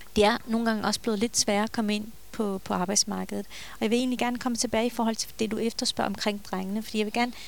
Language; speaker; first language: Danish; early bilingual, other home language; Turkish